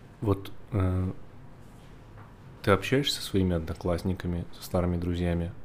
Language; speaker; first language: Russian; native; Russian